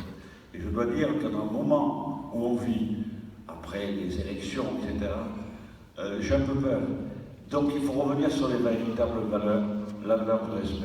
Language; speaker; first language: French; native; French